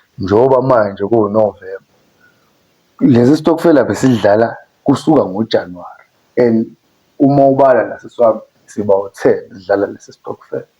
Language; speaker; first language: Zulu; native; Zulu